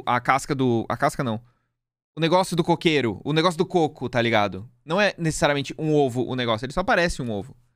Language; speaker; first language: Portuguese; native; Portuguese